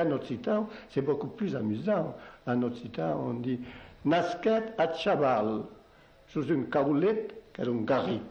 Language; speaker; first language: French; non-native, local second language; Occitan